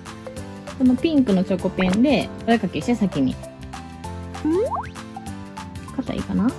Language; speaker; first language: Japanese; native; Japanese